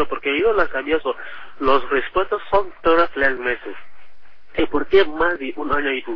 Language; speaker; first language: Spanish; non-native, learner; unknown